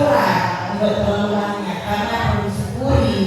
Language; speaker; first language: Indonesian; native; Indonesian